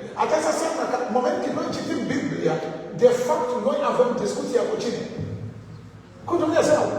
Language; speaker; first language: Romanian; non-native, learner; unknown